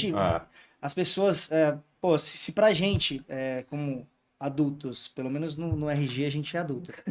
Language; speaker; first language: Portuguese; native; Portuguese